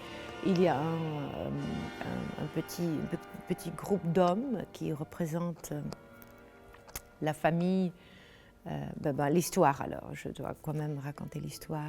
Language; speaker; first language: French; non-native, fluent; German